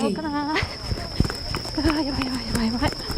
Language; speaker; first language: Japanese; non-native, fluent; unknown